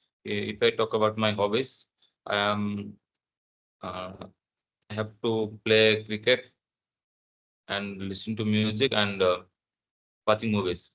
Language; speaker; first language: English; non-native, learner; Odia